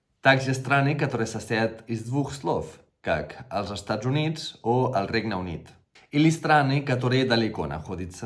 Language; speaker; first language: Russian; non-native, fluent; Catalan